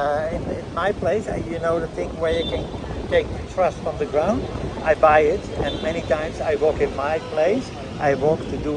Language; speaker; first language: English; non-native, learner; Dutch